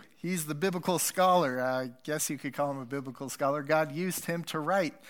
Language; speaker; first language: English; native; English